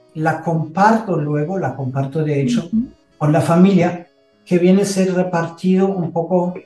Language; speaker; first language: Spanish; non-native, fluent; German